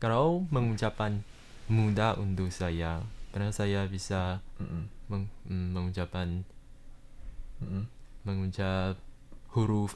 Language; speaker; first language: Indonesian; early bilingual, heritage; Indonesian